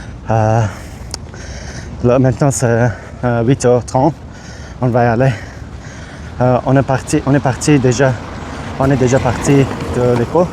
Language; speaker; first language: French; non-native, learner; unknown